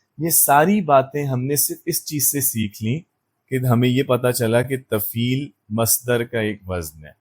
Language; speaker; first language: Urdu; native; Urdu